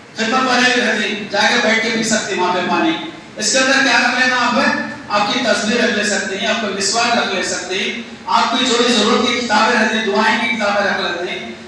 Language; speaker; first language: Hindi; non-native, local second language; Urdu